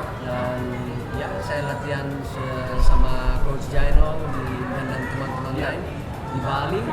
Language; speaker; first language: Indonesian; non-native, fluent; Dutch